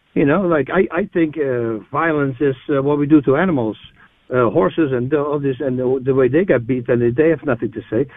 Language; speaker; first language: English; non-native, fluent; Dutch